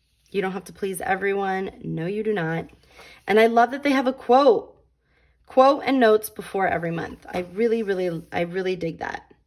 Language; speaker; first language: English; native; English